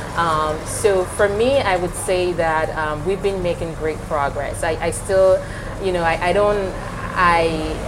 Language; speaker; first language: English; non-native, local second language; Yoruba